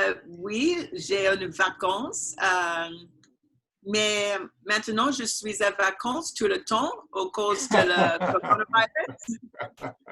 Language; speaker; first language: French; non-native, learner; English